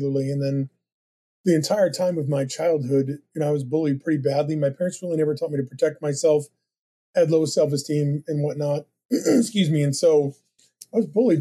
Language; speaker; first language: English; native; English